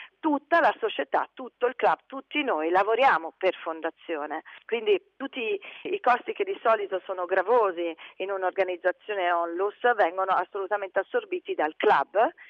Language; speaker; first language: Italian; native; Italian